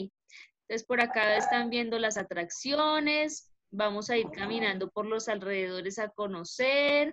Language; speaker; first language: Spanish; native; Spanish